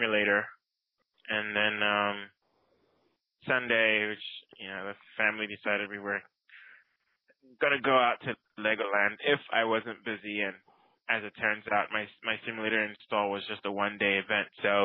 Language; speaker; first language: English; non-native, local second language; Akan